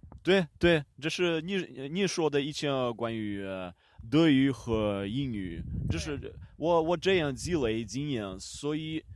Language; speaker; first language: Chinese; non-native, learner; Ukrainian